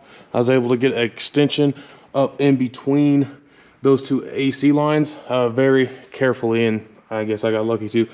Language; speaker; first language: English; native; English